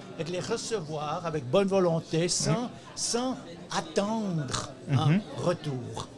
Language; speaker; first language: French; native; French